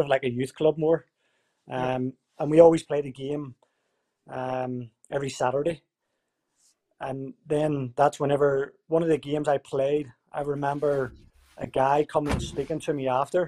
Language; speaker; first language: English; native; English